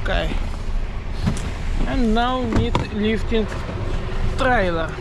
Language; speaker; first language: English; non-native, learner; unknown